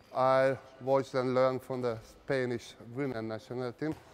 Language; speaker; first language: English; non-native, learner; Hungarian